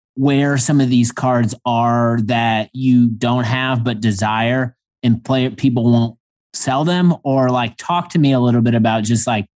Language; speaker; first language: English; native; English